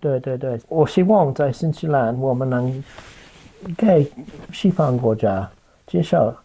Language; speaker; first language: Chinese; non-native, learner; English